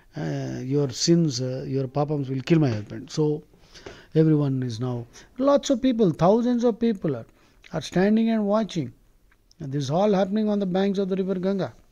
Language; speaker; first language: English; non-native, local second language; Telugu